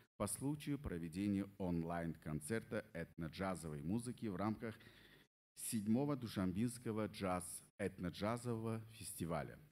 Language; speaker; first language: Russian; non-native, local second language; Persian